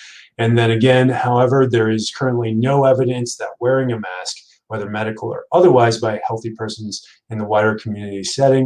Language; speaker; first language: English; native; English